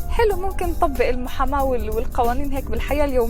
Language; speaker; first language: Arabic; native; Arabic